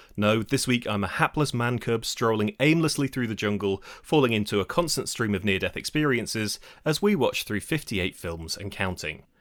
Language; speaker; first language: English; native; English